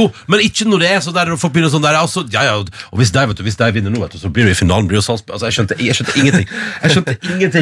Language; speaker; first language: Norwegian; native; Norwegian